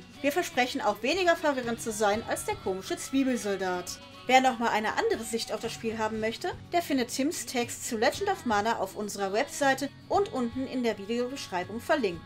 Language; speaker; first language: German; native; German